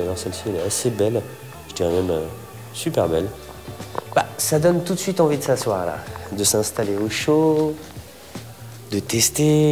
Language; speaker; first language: French; native; French